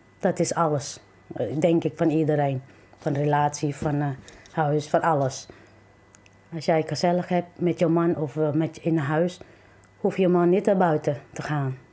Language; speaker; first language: Dutch; non-native, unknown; English